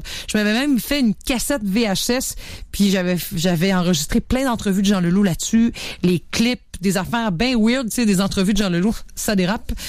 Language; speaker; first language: French; native; French